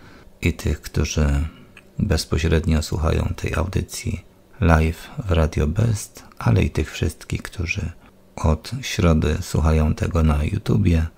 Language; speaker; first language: Polish; native; Polish